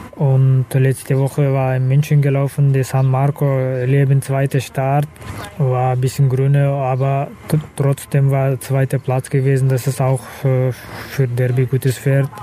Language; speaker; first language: German; non-native, fluent; Russian